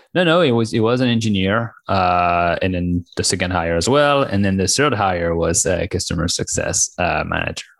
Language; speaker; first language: English; non-native, fluent; French